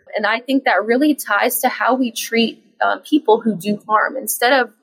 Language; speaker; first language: English; native; English